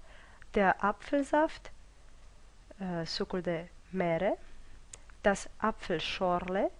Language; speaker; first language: German; non-native, fluent; Romanian